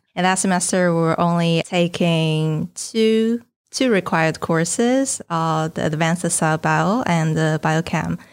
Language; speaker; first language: English; non-native, fluent; Chinese